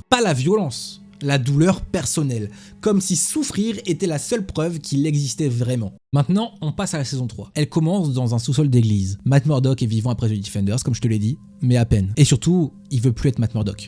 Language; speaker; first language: French; native; French